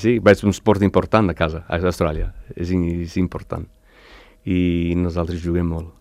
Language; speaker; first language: Catalan; non-native, learner; English